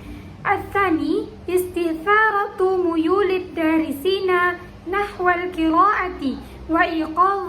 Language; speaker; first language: Arabic; non-native, learner; Indonesian